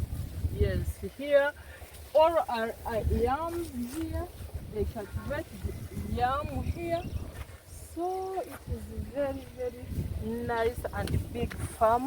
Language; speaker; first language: English; non-native, local second language; Kinyarwanda